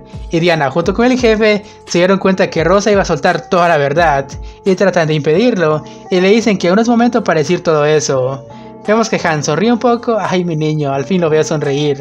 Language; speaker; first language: Spanish; native; Spanish